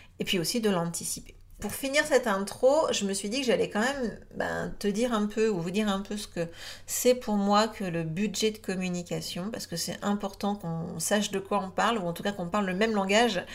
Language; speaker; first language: French; native; French